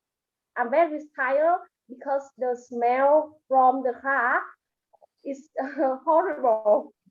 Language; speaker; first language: English; non-native, learner; Vietnamese